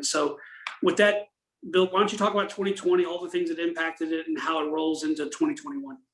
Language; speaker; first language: English; native; English